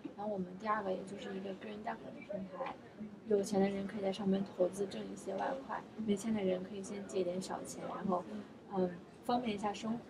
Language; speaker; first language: Chinese; native; Chinese